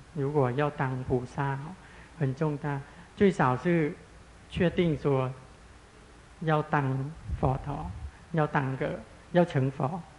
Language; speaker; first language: Chinese; non-native, fluent; Thai